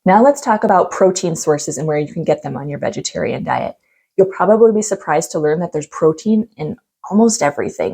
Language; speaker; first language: English; native; English